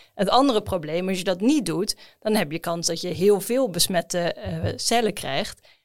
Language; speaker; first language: Dutch; native; Dutch